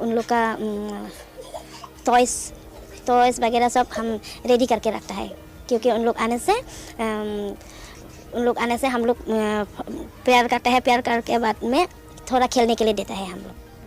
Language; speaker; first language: Hindi; non-native, local second language; Garo